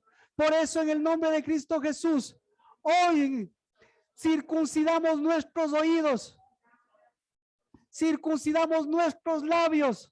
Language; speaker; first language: Spanish; native; Spanish